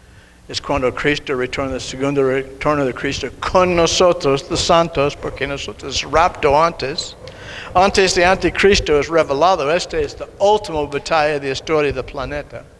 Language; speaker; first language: Spanish; non-native, learner; English